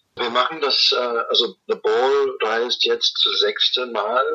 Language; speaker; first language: German; non-native, fluent; English